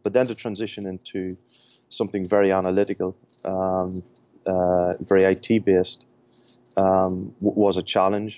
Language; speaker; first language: English; native; English